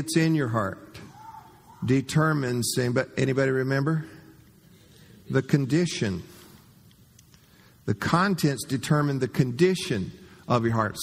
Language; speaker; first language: English; native; English